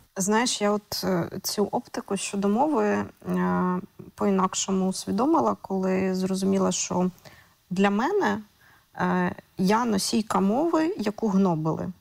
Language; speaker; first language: Ukrainian; native; Ukrainian